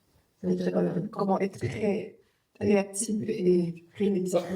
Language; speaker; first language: French; non-native, fluent; Vietnamese